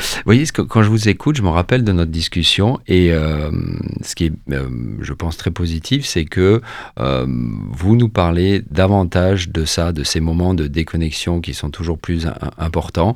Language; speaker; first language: French; native; French